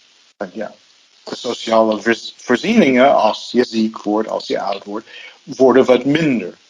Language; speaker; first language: Dutch; non-native, fluent; English